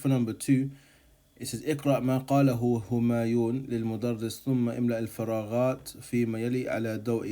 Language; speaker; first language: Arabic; non-native, fluent; English